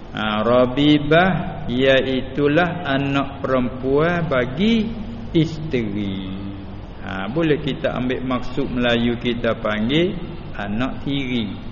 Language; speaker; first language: Malay; native; Malay